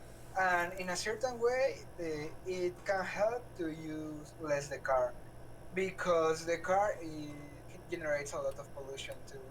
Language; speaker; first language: English; non-native, learner; Spanish